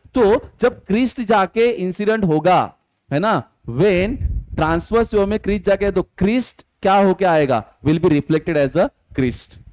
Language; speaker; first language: Hindi; non-native, local second language; Marathi